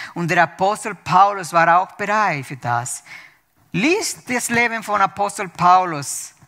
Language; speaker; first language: German; non-native, fluent; Spanish